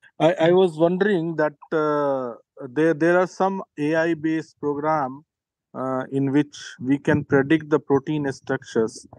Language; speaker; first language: English; non-native, local second language; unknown